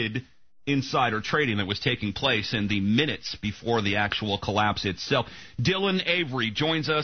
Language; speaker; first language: English; native; English